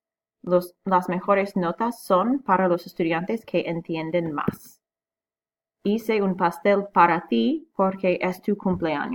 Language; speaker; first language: Spanish; non-native, fluent; English